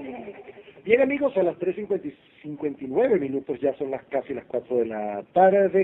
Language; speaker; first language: Spanish; native; Spanish